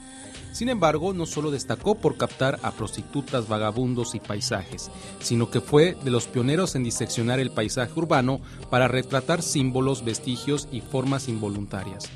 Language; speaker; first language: Spanish; native; Spanish